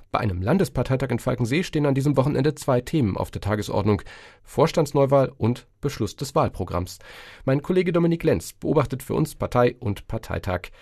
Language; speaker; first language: German; native; German